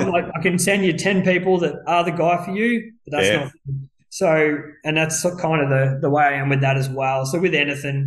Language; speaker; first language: English; native; English